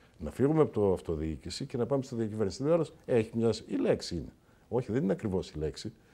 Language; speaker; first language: Greek; native; Greek